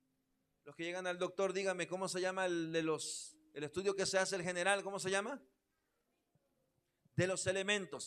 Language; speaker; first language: Spanish; native; Spanish